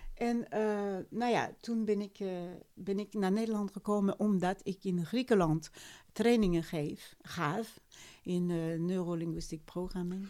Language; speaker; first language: Dutch; non-native, fluent; French